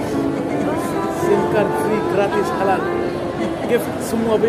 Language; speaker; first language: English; non-native, learner; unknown